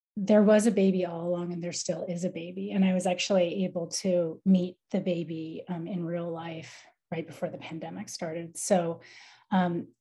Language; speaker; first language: English; native; English